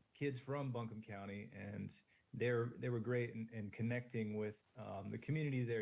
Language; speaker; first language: English; native; English